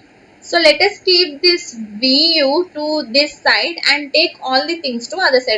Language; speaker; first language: English; non-native, local second language; Telugu